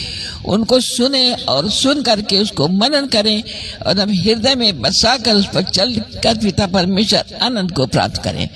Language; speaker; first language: Hindi; native; Hindi